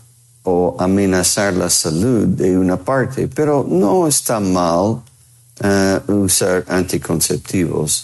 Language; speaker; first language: Spanish; non-native, fluent; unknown